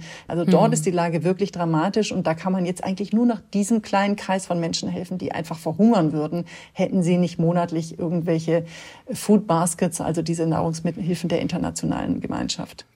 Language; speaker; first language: German; native; German